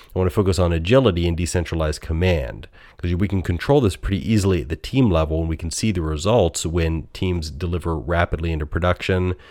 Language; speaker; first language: English; native; English